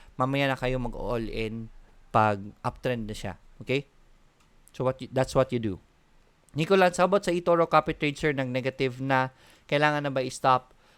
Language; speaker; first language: Filipino; non-native, local second language; Cebuano